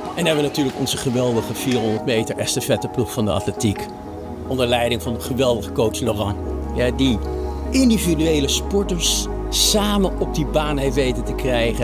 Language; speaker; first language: Dutch; native; Dutch